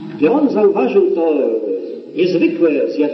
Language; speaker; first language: Polish; native; Polish